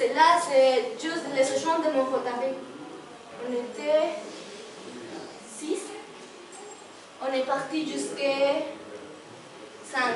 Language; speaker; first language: French; non-native, learner; Spanish